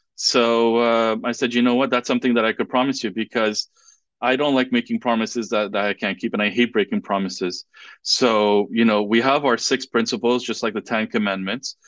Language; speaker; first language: English; non-native, fluent; French